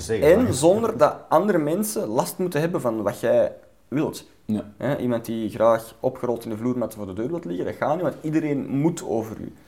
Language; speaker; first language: Dutch; native; Dutch